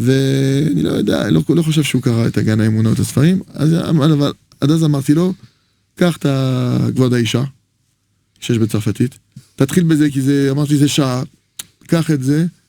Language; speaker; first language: Hebrew; non-native, fluent; French